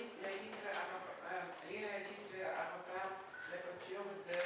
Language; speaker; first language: French; non-native, learner; Ukrainian